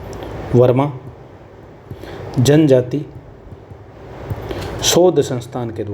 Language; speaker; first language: Hindi; native; Hindi